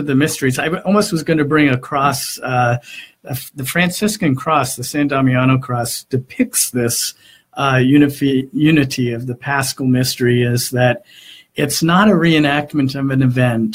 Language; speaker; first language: English; native; English